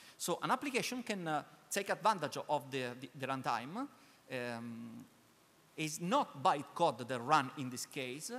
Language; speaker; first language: English; non-native, learner; Italian